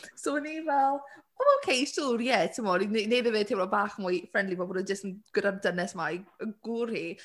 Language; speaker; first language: Welsh; native; Welsh